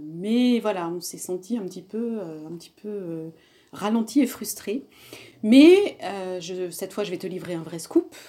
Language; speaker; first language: French; native; French